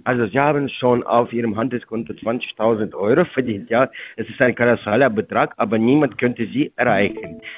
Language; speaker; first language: German; non-native, fluent; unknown